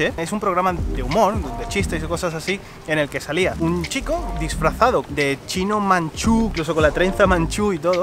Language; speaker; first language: Spanish; native; Spanish